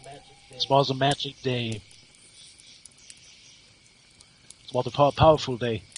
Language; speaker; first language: English; non-native, learner; German